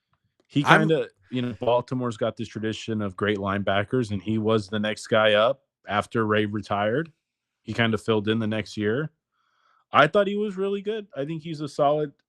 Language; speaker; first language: English; native; English